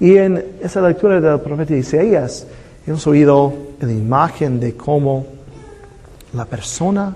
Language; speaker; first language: Spanish; non-native, fluent; English